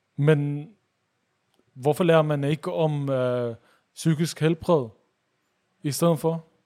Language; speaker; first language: Danish; early bilingual, other home language; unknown